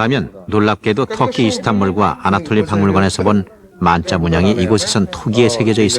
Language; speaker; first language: Korean; native; Korean